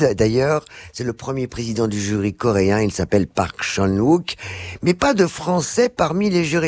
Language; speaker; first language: French; native; French